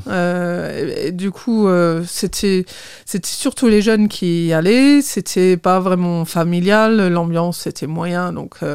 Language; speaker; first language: French; non-native, fluent; English